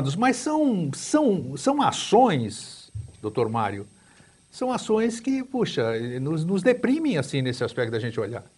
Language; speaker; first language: Portuguese; native; Portuguese